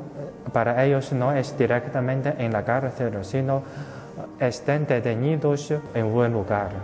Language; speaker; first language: Spanish; non-native, fluent; Chinese